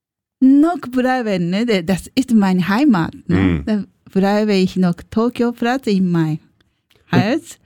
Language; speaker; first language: German; non-native, learner; Japanese